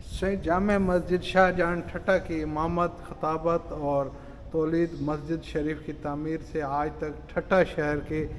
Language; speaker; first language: Urdu; non-native, local second language; Sindhi